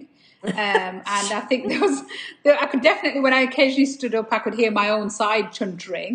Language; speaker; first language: English; native; English